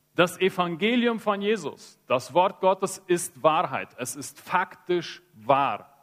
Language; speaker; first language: German; early bilingual, heritage; Spanish